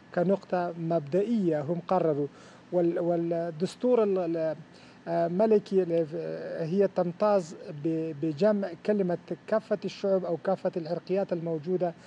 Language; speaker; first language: Arabic; non-native, fluent; Persian